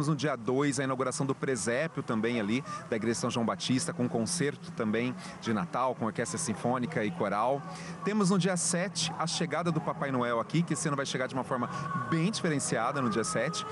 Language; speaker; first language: Portuguese; native; Portuguese